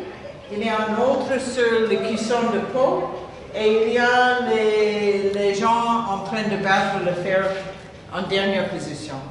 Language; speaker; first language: French; non-native, fluent; English